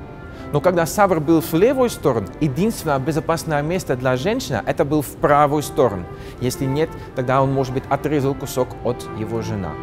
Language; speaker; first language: Russian; non-native, fluent; Dutch